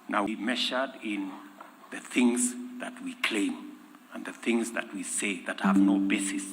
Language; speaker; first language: English; non-native, local second language; Kalenjin